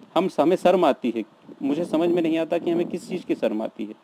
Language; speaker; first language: Hindi; native; Hindi